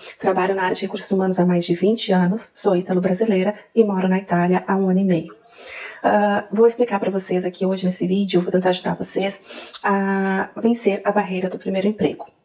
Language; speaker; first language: Portuguese; native; Portuguese